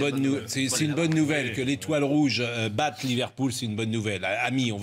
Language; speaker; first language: French; native; French